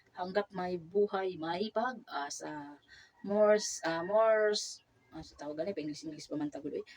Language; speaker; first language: Filipino; non-native, local second language; Cebuano